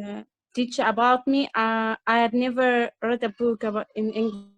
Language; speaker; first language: English; non-native, learner; Central Kurdish